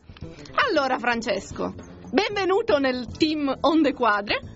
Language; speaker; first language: Italian; native; Italian